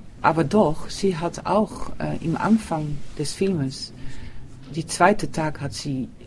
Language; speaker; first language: German; non-native, learner; Dutch